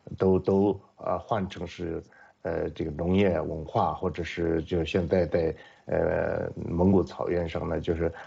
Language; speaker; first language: Chinese; non-native, local second language; Mongolian